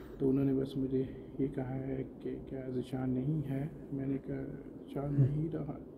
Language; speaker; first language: Urdu; native; Urdu